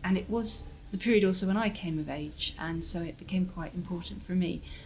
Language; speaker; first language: English; native; English